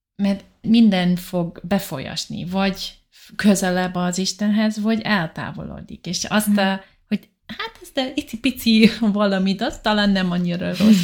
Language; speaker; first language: Hungarian; non-native, learner; English